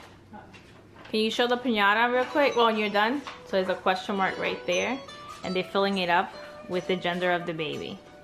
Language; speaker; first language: English; early bilingual, other home language; Spanish